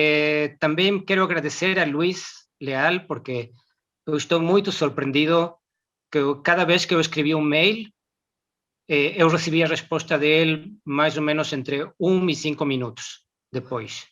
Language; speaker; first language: Portuguese; non-native, learner; Spanish